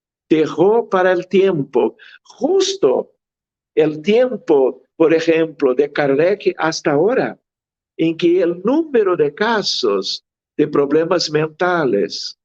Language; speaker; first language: Spanish; non-native, fluent; Portuguese